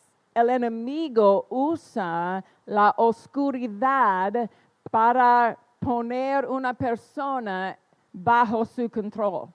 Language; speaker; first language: Spanish; non-native, fluent; English